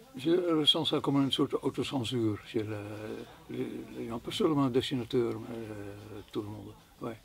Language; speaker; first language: French; non-native, fluent; Dutch